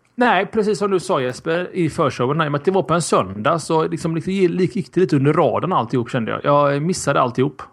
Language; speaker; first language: Swedish; native; Swedish